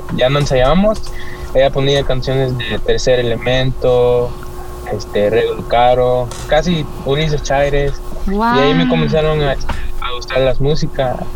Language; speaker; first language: Spanish; native; Spanish